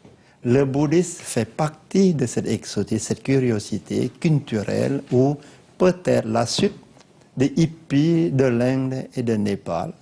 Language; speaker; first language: French; non-native, learner; Lao